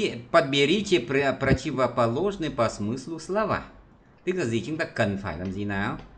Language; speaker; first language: Russian; non-native, fluent; Vietnamese